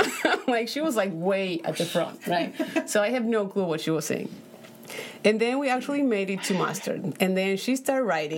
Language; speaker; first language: English; non-native, fluent; Spanish